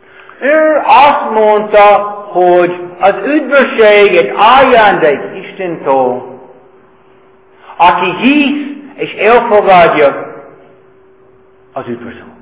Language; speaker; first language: Hungarian; non-native, fluent; English